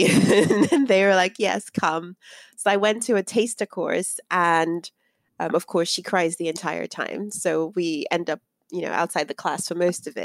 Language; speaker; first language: English; non-native, local second language; Yoruba